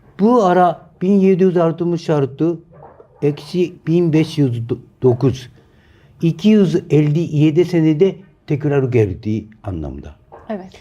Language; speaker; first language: Turkish; non-native, fluent; Japanese